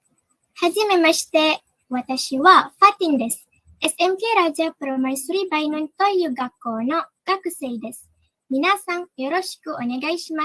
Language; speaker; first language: Japanese; non-native, learner; Malay